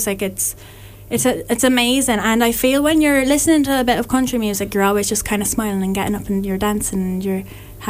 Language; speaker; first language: English; native; English